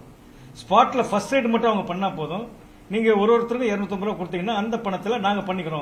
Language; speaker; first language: Tamil; native; Tamil